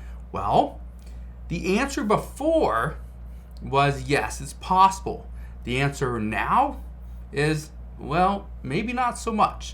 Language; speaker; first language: English; native; English